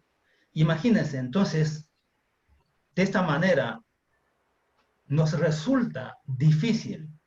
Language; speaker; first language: Spanish; non-native, fluent; Chinese